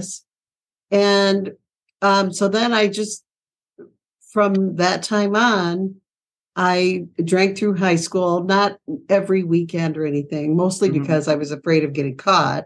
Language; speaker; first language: English; native; English